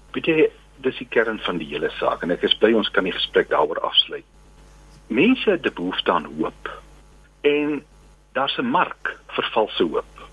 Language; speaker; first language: Afrikaans; native; Afrikaans